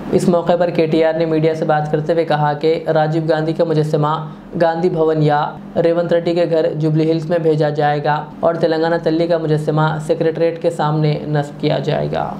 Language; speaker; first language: Urdu; native; Urdu